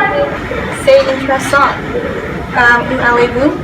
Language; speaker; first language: French; non-native, learner; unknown